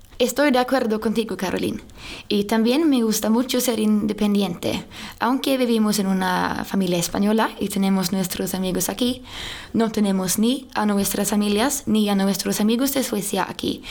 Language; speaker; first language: Spanish; non-native, learner; Swedish